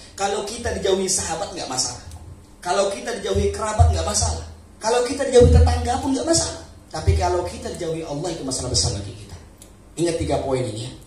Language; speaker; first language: Indonesian; non-native, local second language; Sundanese